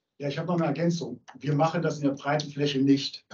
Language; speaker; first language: German; native; German